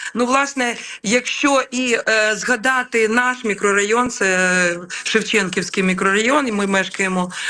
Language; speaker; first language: Ukrainian; native; Ukrainian